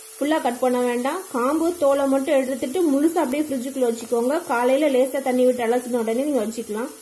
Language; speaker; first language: Tamil; non-native, local second language; Telugu